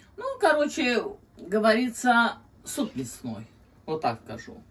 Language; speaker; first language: Russian; non-native, local second language; Azerbaijani